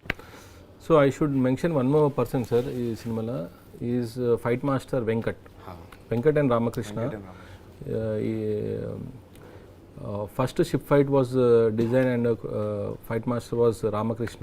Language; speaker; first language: Telugu; native; Telugu